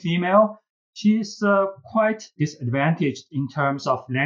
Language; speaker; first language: English; non-native, fluent; Chinese